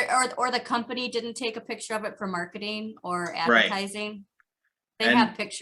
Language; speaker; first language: English; native; English